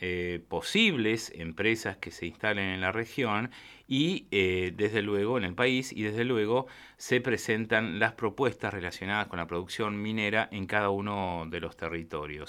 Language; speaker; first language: Spanish; native; Spanish